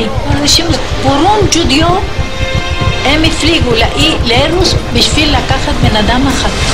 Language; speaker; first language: Hebrew; non-native, fluent; Ladino